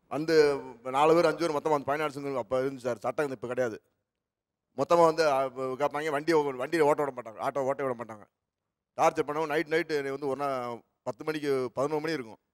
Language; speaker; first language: Tamil; native; Tamil